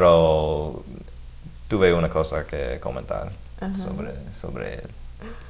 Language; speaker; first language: Spanish; non-native, fluent; English